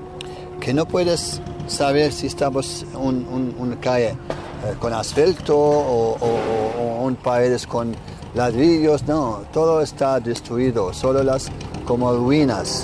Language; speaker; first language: Spanish; non-native, fluent; Arabic